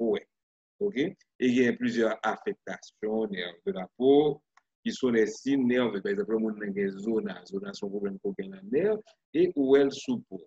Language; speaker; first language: French; non-native, local second language; Haitian Creole